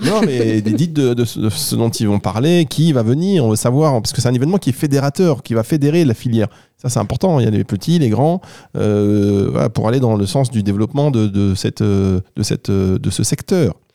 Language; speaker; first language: French; native; French